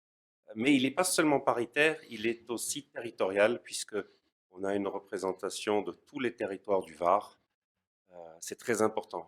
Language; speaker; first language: French; native; French